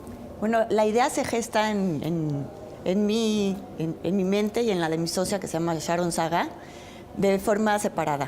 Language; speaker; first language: Spanish; native; Spanish